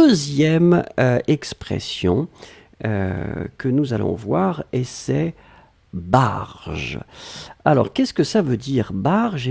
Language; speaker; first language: French; native; French